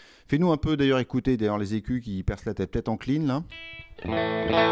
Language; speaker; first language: French; native; French